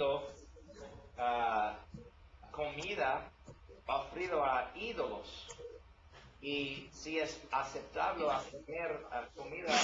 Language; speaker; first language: Spanish; non-native, learner; English